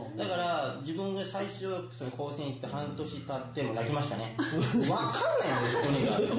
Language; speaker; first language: Japanese; non-native, fluent; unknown